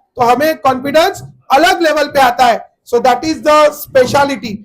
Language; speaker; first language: Hindi; non-native, local second language; Marathi